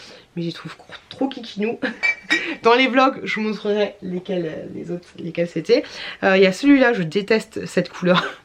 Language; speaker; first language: French; native; French